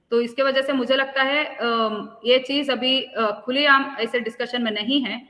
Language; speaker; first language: Hindi; non-native, local second language; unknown